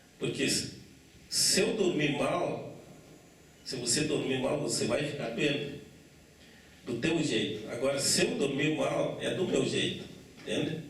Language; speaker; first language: Portuguese; non-native, local second language; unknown